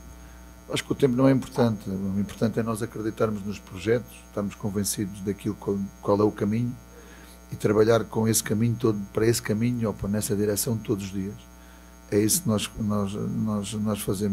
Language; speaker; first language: Portuguese; native; Portuguese